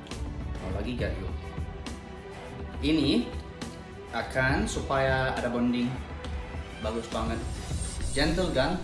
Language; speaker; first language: Indonesian; non-native, learner; English